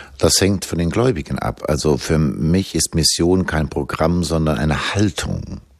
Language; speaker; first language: German; native; German